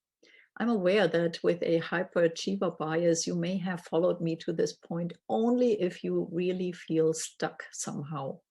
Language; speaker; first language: English; non-native, fluent; German